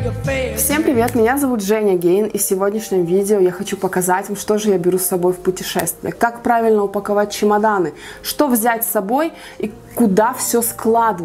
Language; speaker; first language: Russian; native; Russian